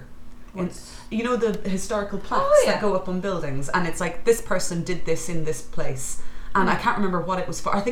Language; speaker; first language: English; native; English